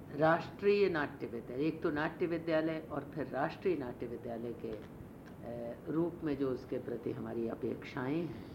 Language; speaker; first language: Hindi; native; Hindi